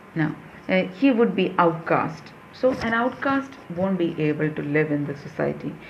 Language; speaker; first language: English; non-native, local second language; Malayalam